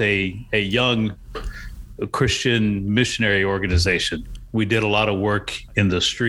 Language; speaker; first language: English; native; English